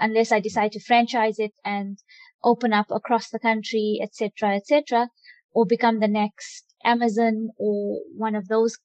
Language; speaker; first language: English; native; English